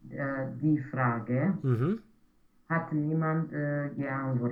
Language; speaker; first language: German; non-native, learner; Romanian